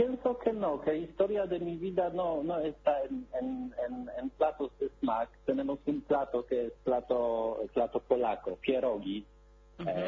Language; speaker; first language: Spanish; non-native, learner; Polish